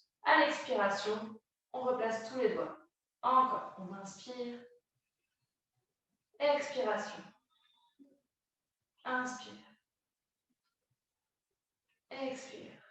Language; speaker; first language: French; native; French